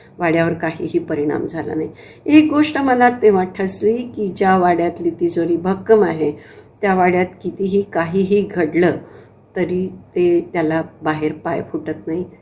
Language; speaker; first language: Marathi; native; Marathi